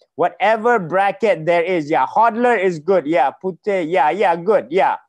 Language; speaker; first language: English; non-native, local second language; Malay